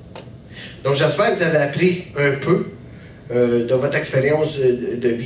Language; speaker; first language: French; native; French